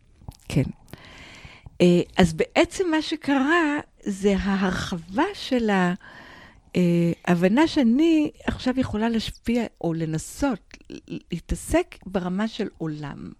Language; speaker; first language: Hebrew; non-native, fluent; English